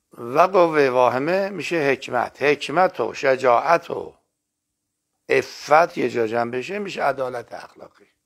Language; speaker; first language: Persian; non-native, local second language; Azerbaijani